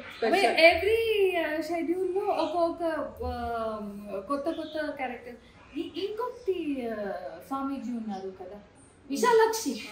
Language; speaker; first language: Telugu; non-native, learner; Kannada